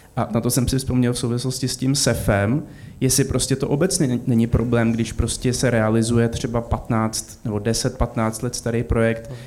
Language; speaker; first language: Czech; native; Czech